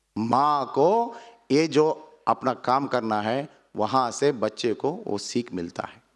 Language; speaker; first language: Hindi; non-native, local second language; Telugu